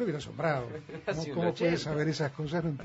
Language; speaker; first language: Spanish; native; Spanish